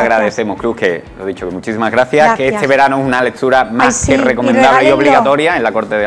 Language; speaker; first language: Spanish; native; Spanish